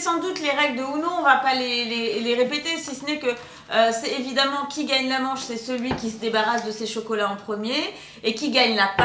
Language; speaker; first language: French; native; French